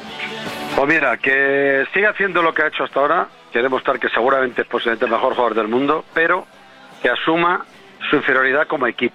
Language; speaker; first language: Spanish; native; Spanish